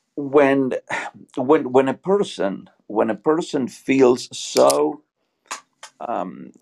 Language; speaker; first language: English; non-native, fluent; Spanish